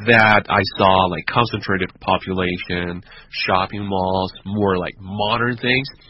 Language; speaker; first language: English; non-native, fluent; Chinese